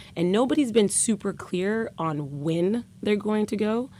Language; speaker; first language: English; native; English